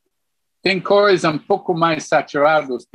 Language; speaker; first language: Portuguese; non-native, fluent; English